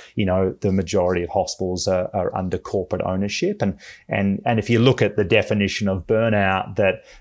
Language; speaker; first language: English; native; English